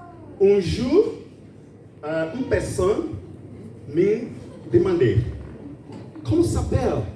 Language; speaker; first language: French; non-native, learner; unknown